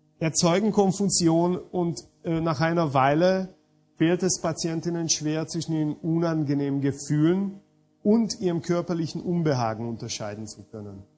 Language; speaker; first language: German; non-native, fluent; Hungarian